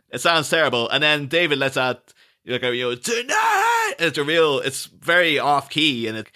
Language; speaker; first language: English; native; English